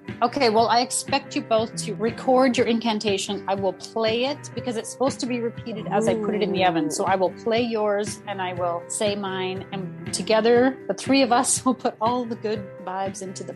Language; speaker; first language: English; native; English